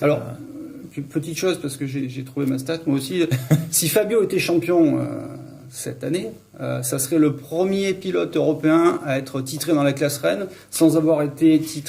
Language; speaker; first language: French; native; French